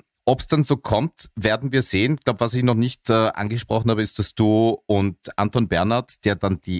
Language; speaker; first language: German; native; German